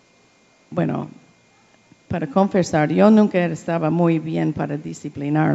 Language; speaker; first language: Spanish; non-native, learner; English